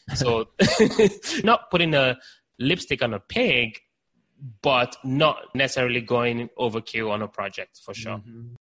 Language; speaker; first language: English; non-native, local second language; Yoruba